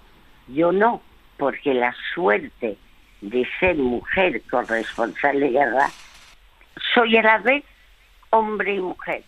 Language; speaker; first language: Spanish; early bilingual, other home language; French